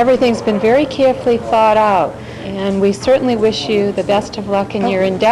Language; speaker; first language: English; native; English